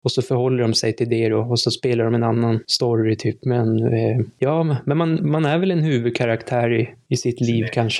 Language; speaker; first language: Swedish; native; Swedish